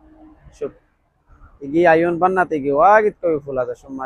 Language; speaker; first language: Arabic; non-native, learner; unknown